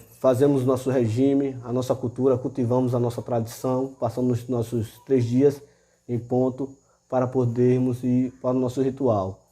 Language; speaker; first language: Portuguese; native; Portuguese